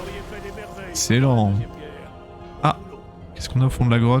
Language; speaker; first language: French; native; French